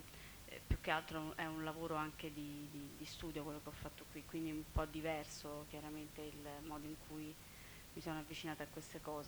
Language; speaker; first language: Italian; native; Italian